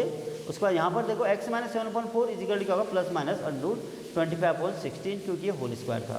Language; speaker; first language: Hindi; native; Hindi